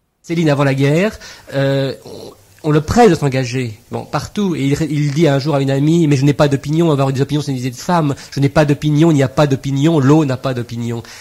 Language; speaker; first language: French; native; French